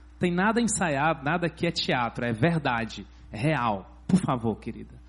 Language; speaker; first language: Portuguese; native; Portuguese